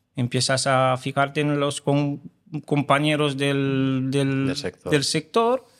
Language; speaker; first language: Spanish; non-native, fluent; Romanian